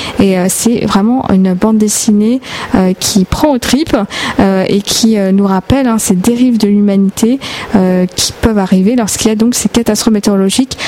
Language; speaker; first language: French; native; French